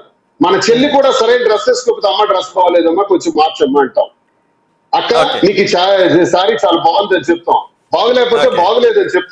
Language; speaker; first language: Telugu; native; Telugu